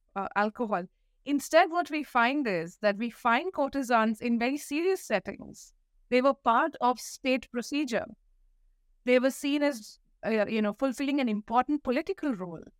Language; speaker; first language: English; non-native, local second language; Hindi